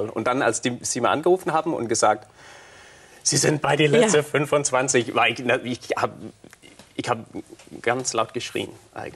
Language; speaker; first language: German; non-native, fluent; Danish